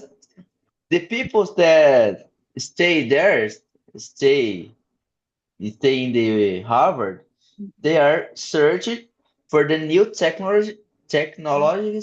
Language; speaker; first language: English; non-native, learner; Portuguese